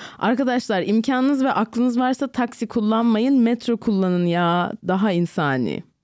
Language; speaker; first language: Turkish; native; Turkish